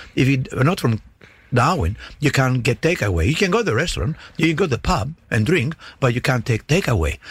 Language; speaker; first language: English; non-native, fluent; Greek